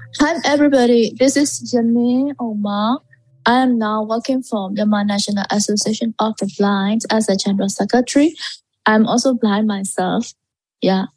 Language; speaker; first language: English; non-native, learner; Burmese